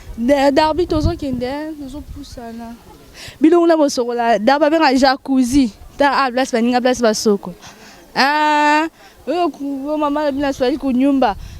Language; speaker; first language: Lingala; native; Lingala